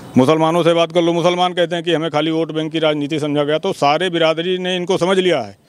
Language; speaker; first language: Hindi; native; Hindi